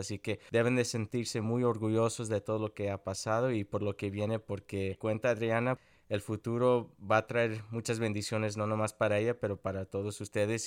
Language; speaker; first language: Spanish; early bilingual, other home language; English